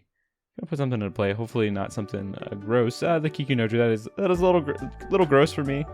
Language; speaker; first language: English; native; English